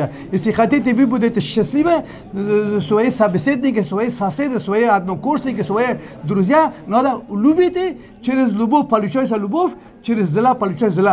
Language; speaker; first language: Russian; non-native, learner; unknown